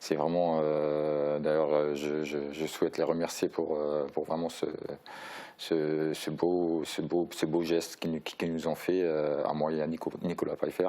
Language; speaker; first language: French; native; French